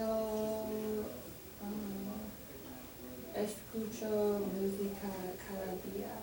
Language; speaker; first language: Spanish; non-native, learner; English